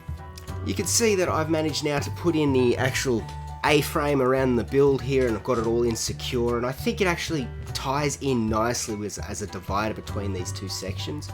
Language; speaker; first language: English; native; English